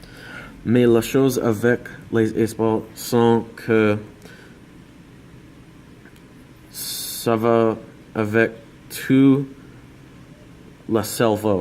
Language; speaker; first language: French; non-native, learner; English